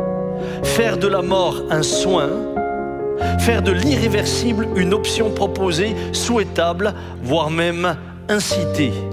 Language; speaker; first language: French; native; French